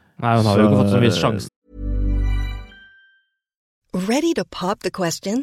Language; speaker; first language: Norwegian; native; Norwegian